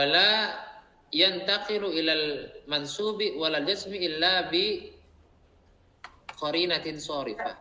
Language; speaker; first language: Arabic; non-native, fluent; Indonesian